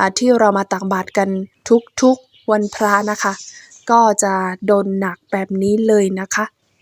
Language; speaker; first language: Thai; non-native, local second language; Shan